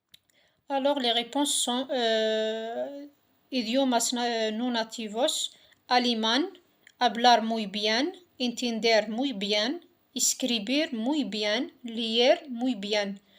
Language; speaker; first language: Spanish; non-native, fluent; French